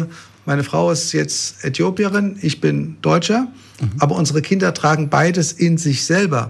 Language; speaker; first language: German; native; German